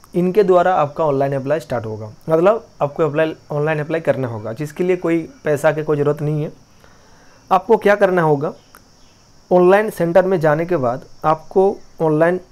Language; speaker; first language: Hindi; non-native, local second language; Bangla